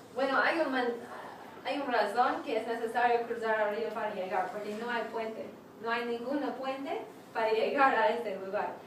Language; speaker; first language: Spanish; non-native, fluent; English